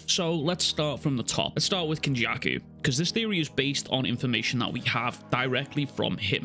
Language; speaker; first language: English; native; English